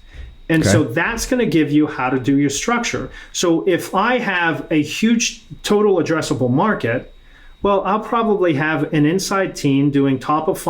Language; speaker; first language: English; native; English